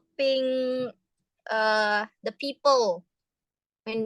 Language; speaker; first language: English; non-native, fluent; Indonesian